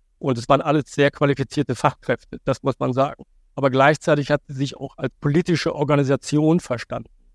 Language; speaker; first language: German; native; German